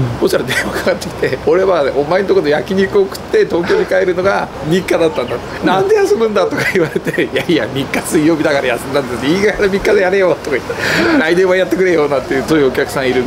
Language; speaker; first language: Japanese; native; Japanese